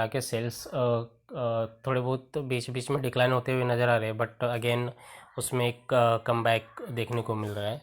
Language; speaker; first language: Hindi; native; Hindi